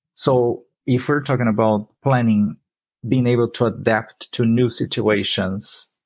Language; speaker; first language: English; non-native, fluent; Portuguese